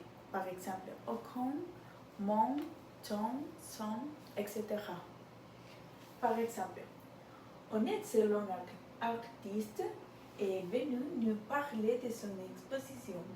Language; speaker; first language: French; non-native, learner; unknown